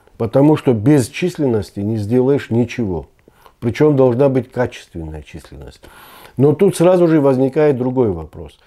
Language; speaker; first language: Russian; non-native, local second language; Abkhazian